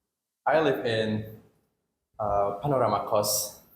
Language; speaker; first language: English; non-native, learner; Indonesian